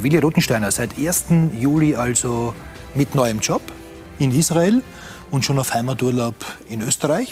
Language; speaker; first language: German; native; German